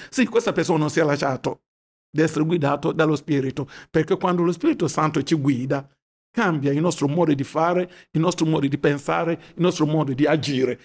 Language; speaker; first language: Italian; non-native, fluent; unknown